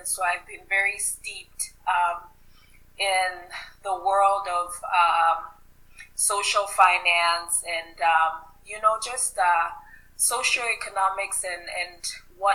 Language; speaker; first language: English; non-native, local second language; Yoruba